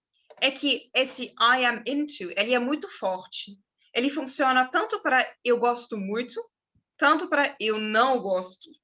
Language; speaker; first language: Portuguese; non-native, fluent; German